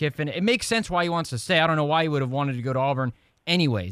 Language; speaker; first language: English; native; English